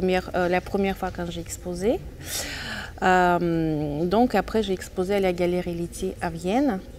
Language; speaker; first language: French; non-native, fluent; Russian